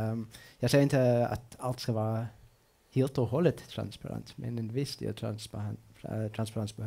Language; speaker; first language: Swedish; non-native, fluent; English